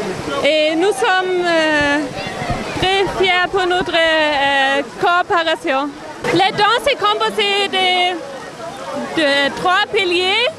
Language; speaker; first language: French; non-native, fluent; German